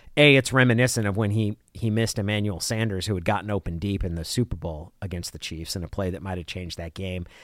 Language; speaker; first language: English; native; English